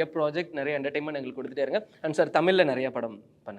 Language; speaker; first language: Tamil; native; Tamil